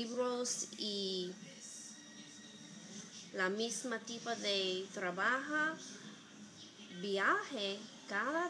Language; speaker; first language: Spanish; non-native, learner; English